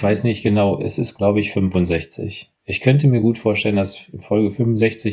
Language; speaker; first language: German; native; German